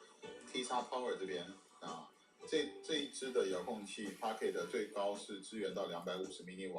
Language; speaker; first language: Chinese; native; Chinese